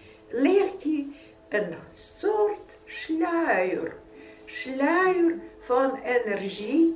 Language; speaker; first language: Dutch; non-native, fluent; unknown